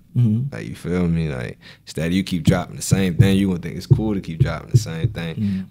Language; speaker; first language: English; native; English